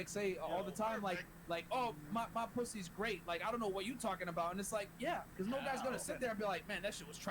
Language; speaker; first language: English; native; English